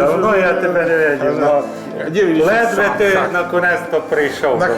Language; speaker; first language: Ukrainian; native; Ukrainian